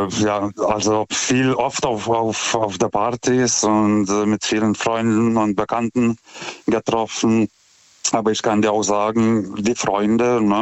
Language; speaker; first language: German; non-native, fluent; Lithuanian